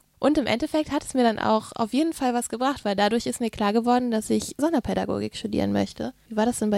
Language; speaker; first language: German; native; German